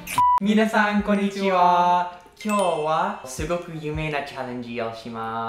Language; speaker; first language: Japanese; non-native, learner; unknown